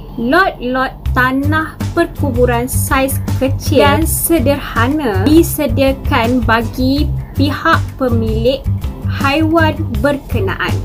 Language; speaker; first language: Malay; native; Malay